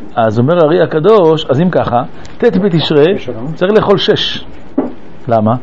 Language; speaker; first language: Hebrew; early bilingual, other home language; French